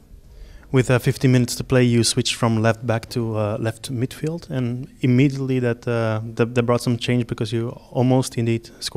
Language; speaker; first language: English; non-native, fluent; Dutch